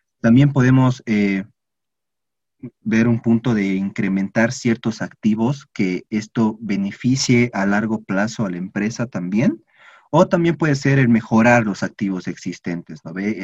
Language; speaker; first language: Spanish; native; Spanish